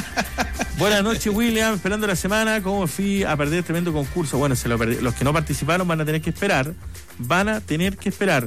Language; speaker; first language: Spanish; native; Spanish